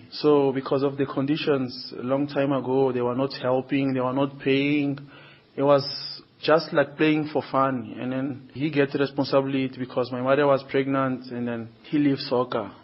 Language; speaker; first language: English; non-native, learner; Portuguese